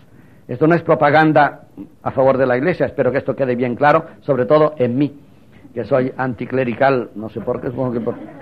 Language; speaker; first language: Spanish; native; Spanish